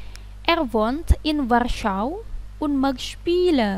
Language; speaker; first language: German; non-native, fluent; Indonesian